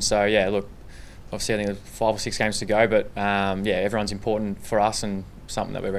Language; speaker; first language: English; native; English